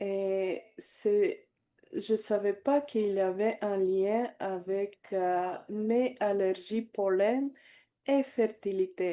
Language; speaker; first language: French; non-native, learner; Bulgarian